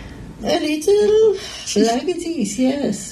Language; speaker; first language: English; non-native, learner; Polish